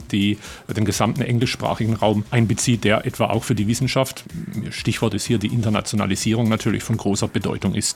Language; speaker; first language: German; native; German